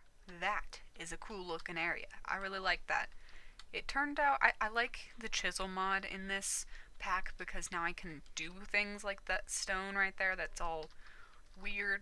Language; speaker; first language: English; native; English